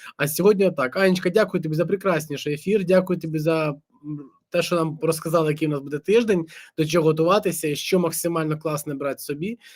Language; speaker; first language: Ukrainian; native; Ukrainian